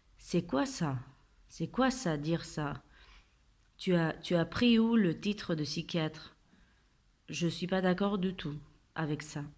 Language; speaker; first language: French; non-native, fluent; Spanish